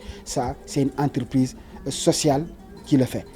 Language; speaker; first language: French; non-native, local second language; Wolof